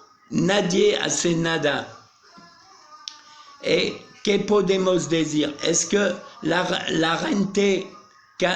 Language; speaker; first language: Spanish; non-native, learner; French